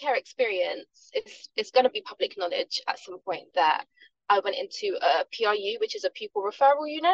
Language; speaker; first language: English; native; English